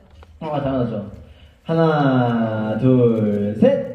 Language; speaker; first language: Korean; non-native, learner; Chinese